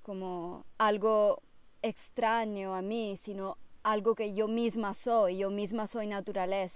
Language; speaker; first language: Spanish; non-native, fluent; Italian